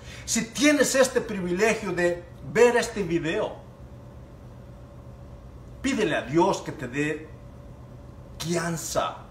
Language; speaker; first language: Spanish; native; Spanish